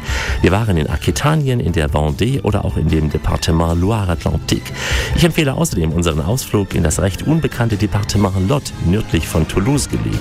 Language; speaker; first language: German; native; German